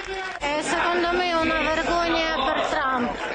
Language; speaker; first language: Italian; non-native, fluent; Ukrainian